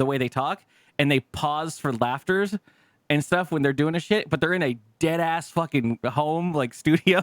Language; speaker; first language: English; native; English